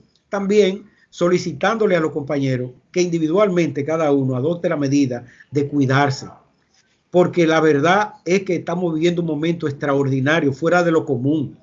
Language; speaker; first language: Spanish; native; Spanish